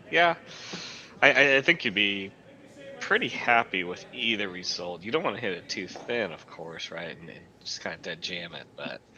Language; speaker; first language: English; native; English